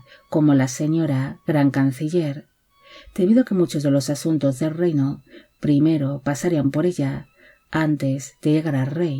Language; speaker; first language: Spanish; native; Spanish